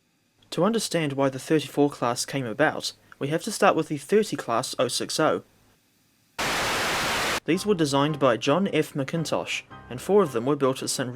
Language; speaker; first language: English; native; English